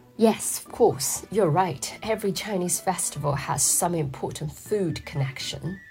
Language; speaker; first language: English; non-native, fluent; Chinese